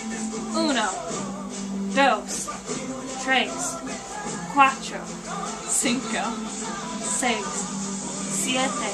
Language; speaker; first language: Spanish; non-native, learner; English